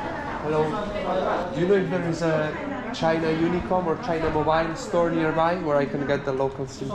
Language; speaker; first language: English; non-native, fluent; Spanish